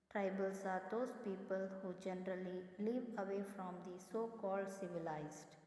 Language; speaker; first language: English; non-native, local second language; Kannada